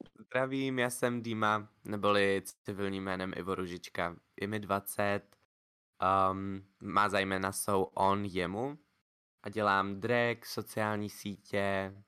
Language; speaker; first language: Czech; native; Czech